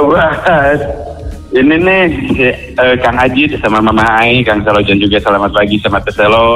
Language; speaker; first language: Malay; non-native, local second language; Sundanese